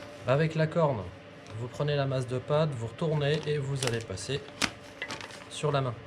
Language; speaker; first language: French; native; French